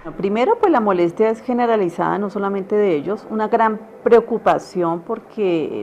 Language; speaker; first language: Spanish; native; Spanish